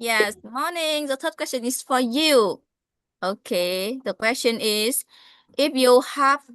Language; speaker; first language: English; non-native, learner; Vietnamese